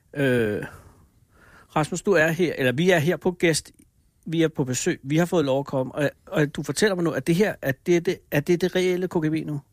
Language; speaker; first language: Danish; native; Danish